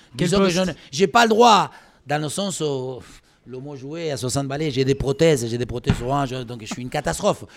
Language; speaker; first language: French; non-native, fluent; Spanish